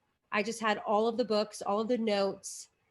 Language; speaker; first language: English; native; English